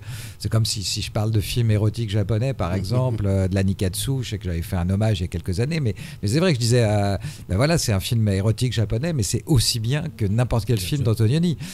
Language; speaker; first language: French; native; French